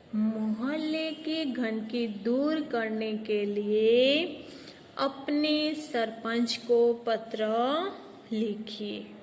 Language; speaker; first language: Hindi; non-native, local second language; Gujarati